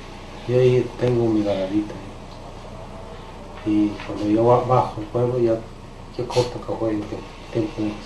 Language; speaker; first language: Spanish; non-native, local second language; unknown